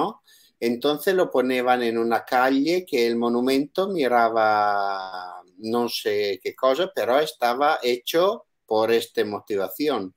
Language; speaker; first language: Spanish; non-native, learner; Italian